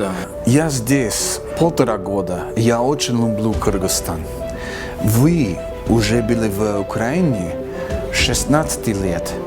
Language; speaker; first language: Russian; non-native, learner; English